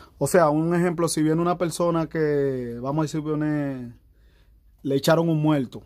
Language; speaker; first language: Spanish; native; Spanish